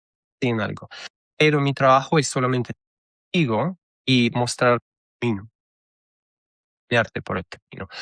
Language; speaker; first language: Spanish; non-native, fluent; Russian